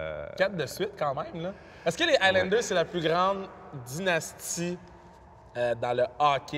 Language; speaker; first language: French; native; French